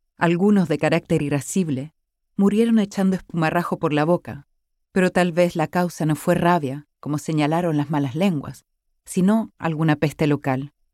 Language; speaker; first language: Spanish; native; Spanish